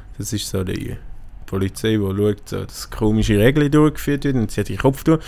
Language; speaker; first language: German; native; German